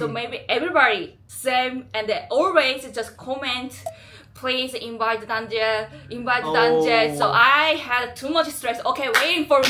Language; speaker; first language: English; non-native, learner; Korean